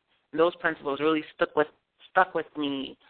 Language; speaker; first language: English; native; English